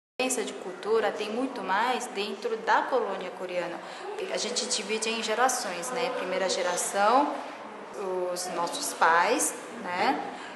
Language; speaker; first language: Portuguese; non-native, fluent; Korean